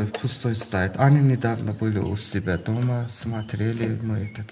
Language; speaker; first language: Russian; non-native, local second language; Azerbaijani